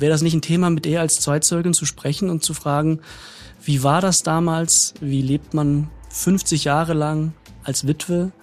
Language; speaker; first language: German; native; German